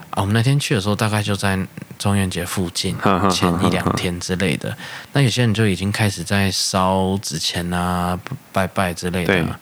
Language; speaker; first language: Chinese; native; Chinese